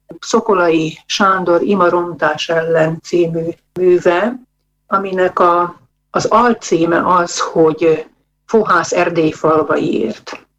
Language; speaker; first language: Hungarian; native; Hungarian